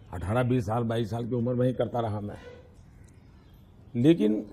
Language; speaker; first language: Hindi; non-native, local second language; Gujarati